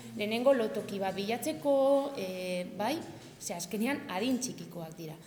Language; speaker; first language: Basque; non-native, local second language; Spanish